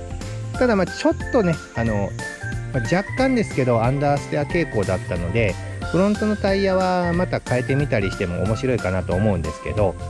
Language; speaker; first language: Japanese; native; Japanese